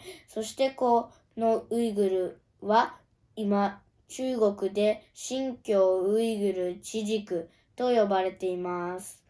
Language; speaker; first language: Japanese; early bilingual, other home language; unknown